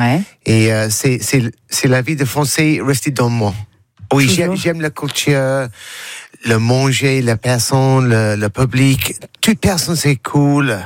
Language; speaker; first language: French; non-native, learner; English